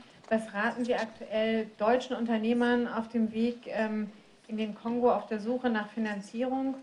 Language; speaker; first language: German; native; German